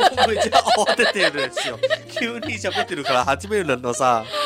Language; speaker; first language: Japanese; non-native, fluent; Chinese